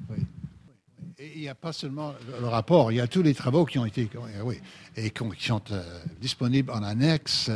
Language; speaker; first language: French; native; French